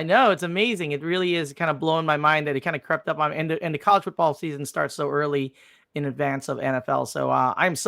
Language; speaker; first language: English; native; English